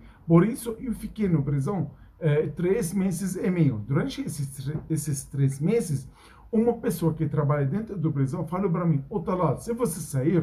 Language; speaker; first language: Portuguese; non-native, learner; Arabic